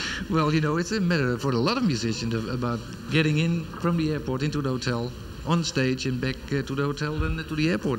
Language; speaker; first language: English; non-native, fluent; Dutch